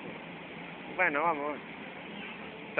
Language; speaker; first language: Spanish; native; Spanish